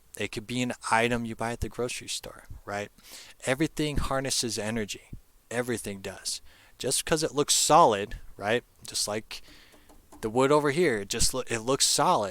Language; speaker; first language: English; native; English